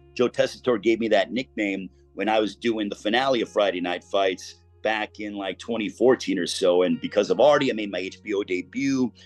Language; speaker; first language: English; native; English